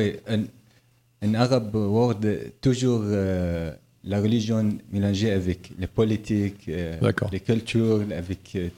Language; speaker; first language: French; non-native, learner; Arabic